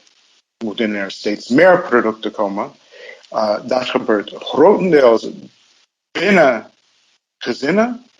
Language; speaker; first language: Dutch; non-native, fluent; English